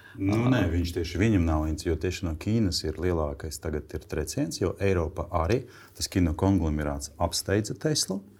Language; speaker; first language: Latvian; non-native, local second language; Russian